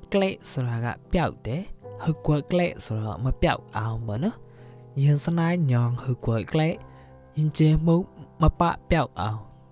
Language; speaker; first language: Burmese; non-native, local second language; Mon